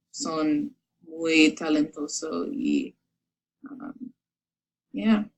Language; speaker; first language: Spanish; non-native, learner; English